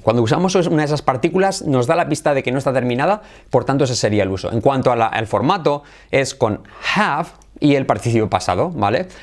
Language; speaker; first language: Spanish; native; Spanish